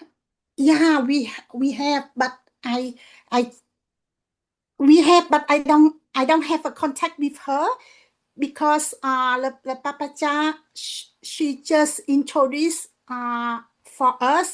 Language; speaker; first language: English; non-native, learner; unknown